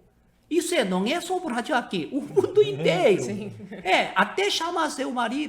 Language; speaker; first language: Portuguese; non-native, learner; Korean